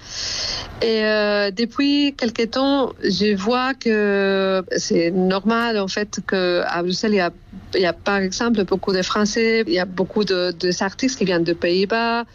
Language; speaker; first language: French; non-native, fluent; Spanish